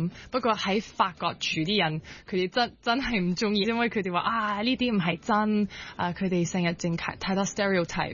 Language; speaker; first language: Cantonese; early bilingual, heritage; French